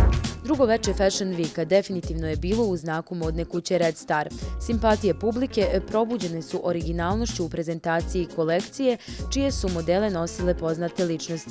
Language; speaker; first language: Bosnian; native; Bosnian